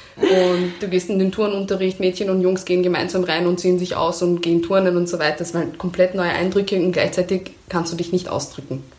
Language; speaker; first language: German; early bilingual, other home language; Persian